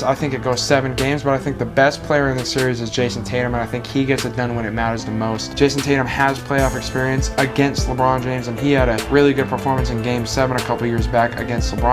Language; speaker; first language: English; native; English